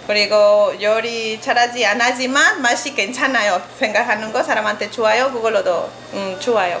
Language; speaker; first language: Korean; non-native, learner; Spanish